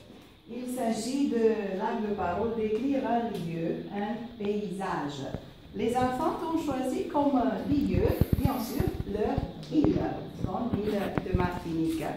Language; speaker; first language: French; non-native, fluent; Romanian